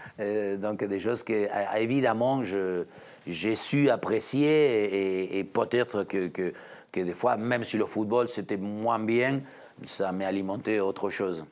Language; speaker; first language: French; non-native, fluent; Spanish